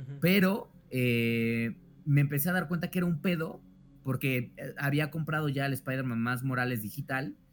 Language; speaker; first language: Spanish; native; Spanish